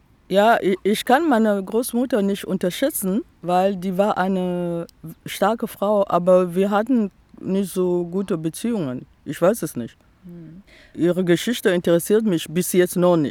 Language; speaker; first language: German; non-native, fluent; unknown